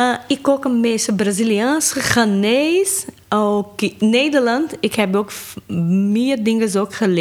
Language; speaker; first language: Dutch; non-native, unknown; Portuguese